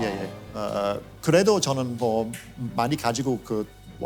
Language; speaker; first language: Korean; non-native, fluent; English